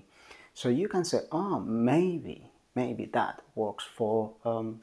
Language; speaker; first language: English; non-native, fluent; Spanish